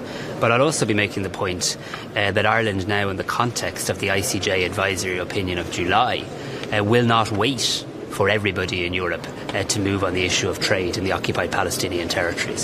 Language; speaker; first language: English; native; English